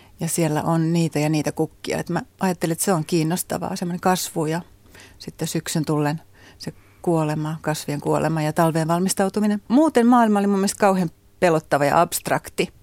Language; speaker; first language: Finnish; native; Finnish